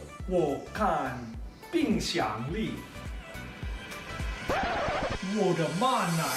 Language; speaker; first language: Chinese; non-native, learner; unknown